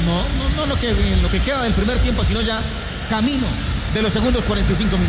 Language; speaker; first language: Spanish; native; Spanish